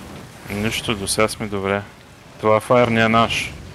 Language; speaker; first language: Bulgarian; native; Bulgarian